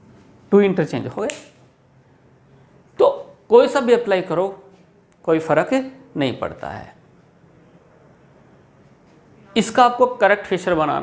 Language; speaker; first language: Hindi; native; Hindi